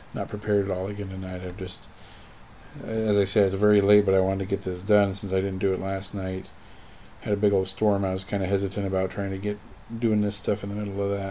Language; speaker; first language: English; native; English